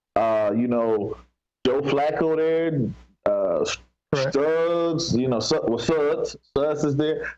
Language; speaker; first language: English; native; English